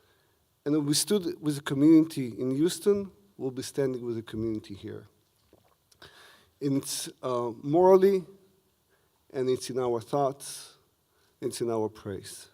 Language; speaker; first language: English; non-native, fluent; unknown